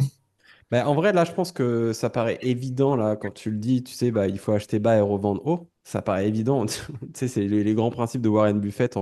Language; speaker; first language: French; native; French